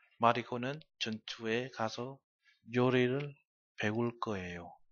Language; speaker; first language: Korean; non-native, learner; Vietnamese